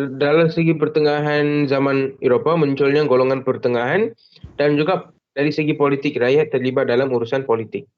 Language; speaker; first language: Malay; non-native, local second language; Tamil